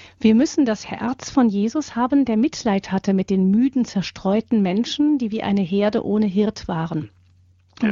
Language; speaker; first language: German; native; German